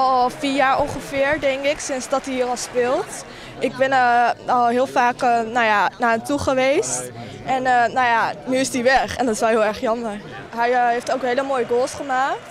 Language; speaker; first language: Dutch; native; Dutch